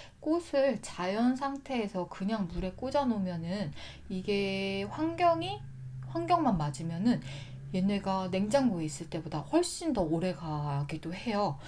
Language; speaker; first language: Korean; native; Korean